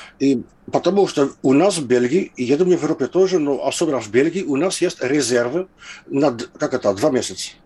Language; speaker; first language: Russian; non-native, fluent; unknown